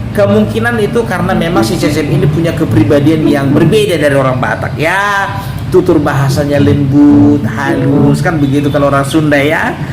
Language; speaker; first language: Indonesian; native; Indonesian